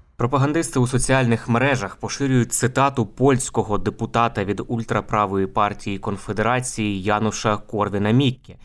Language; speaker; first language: Ukrainian; native; Ukrainian